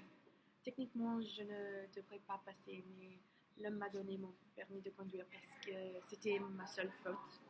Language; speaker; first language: French; non-native, learner; English